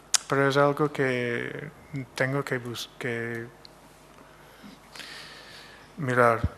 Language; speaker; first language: Spanish; non-native, fluent; English